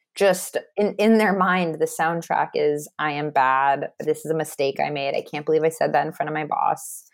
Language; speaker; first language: English; native; English